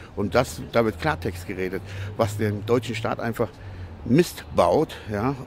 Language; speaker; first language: German; non-native, fluent; Latvian